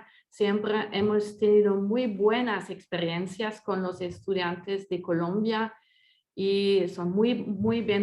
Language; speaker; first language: Spanish; non-native, fluent; French